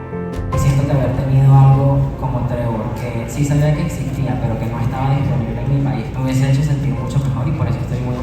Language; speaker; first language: Spanish; native; Spanish